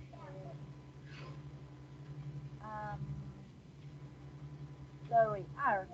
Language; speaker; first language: English; non-native, learner; Spanish